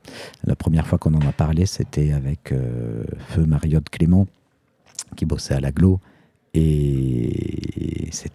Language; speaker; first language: French; native; French